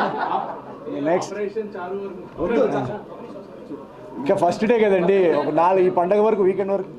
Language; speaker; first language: Telugu; native; Telugu